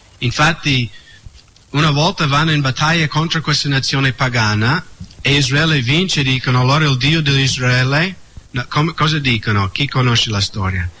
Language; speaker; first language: Italian; non-native, fluent; English